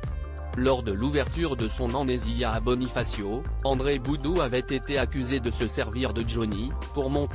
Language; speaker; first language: French; native; French